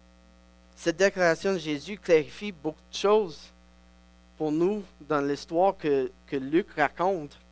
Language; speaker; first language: French; non-native, local second language; English